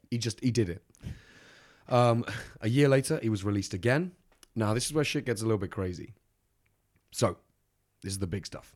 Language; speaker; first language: English; native; English